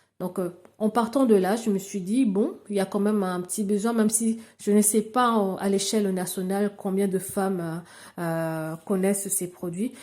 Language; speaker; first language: French; non-native, local second language; Lingala